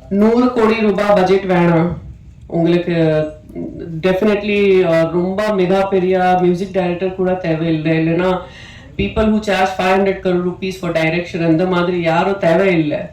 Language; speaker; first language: Tamil; non-native, fluent; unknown